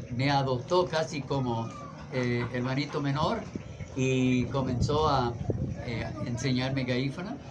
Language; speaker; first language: Spanish; non-native, fluent; English